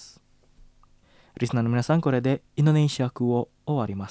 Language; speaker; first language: Japanese; non-native, fluent; Indonesian